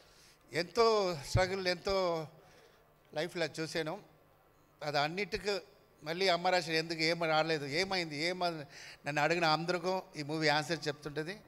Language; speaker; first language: Telugu; non-native, learner; Kannada